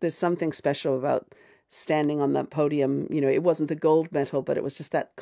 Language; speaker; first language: English; native; English